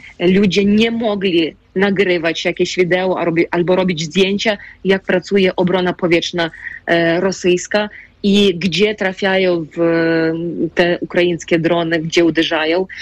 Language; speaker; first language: Polish; non-native, fluent; Ukrainian